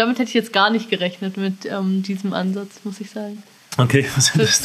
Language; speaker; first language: German; native; German